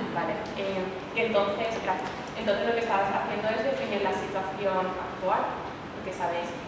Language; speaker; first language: Spanish; native; Spanish